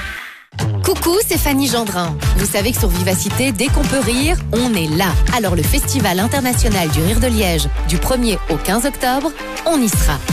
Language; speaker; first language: French; native; French